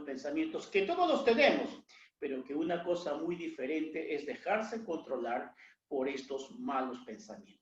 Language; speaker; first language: Spanish; native; Spanish